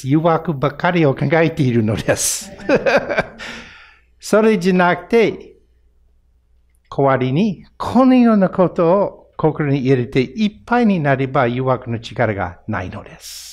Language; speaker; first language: Japanese; non-native, fluent; English